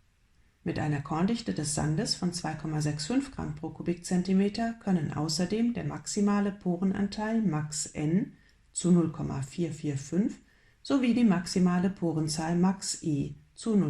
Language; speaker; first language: German; native; German